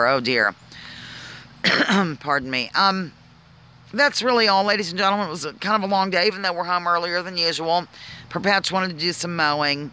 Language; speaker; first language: English; native; English